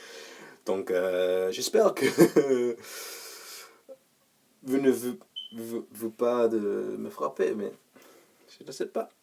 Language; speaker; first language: French; non-native, learner; English